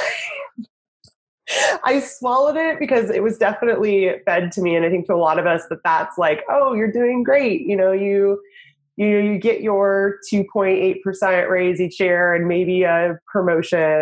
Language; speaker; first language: English; native; English